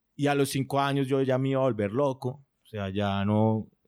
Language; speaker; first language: Spanish; native; Spanish